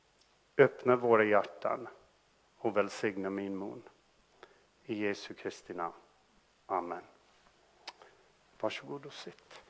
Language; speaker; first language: Swedish; non-native, fluent; English